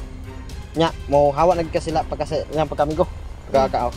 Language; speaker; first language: Filipino; non-native, local second language; Cebuano